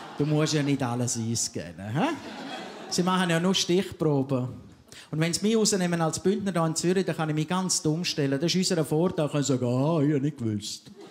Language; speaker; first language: German; native; German